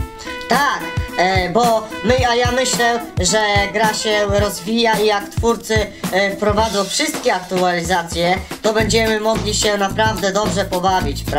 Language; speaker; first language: Polish; native; Polish